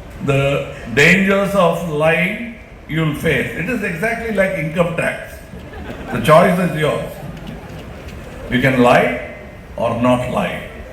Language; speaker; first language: English; non-native, local second language; Tamil